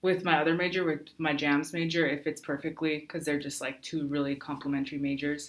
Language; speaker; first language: English; early bilingual, other home language; Spanish